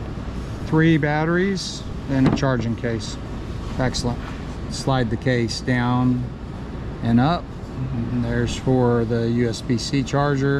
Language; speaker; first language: English; native; English